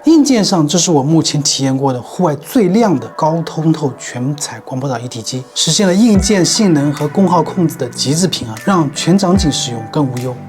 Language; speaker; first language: Chinese; native; Chinese